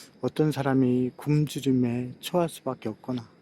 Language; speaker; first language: Korean; native; Korean